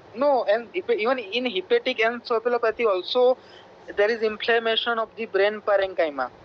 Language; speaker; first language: English; non-native, local second language; Gujarati